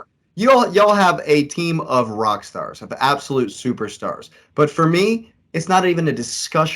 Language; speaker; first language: English; native; English